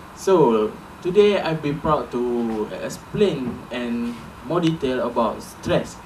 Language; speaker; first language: English; non-native, local second language; Malay